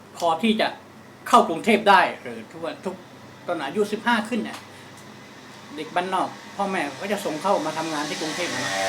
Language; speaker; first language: Thai; non-native, local second language; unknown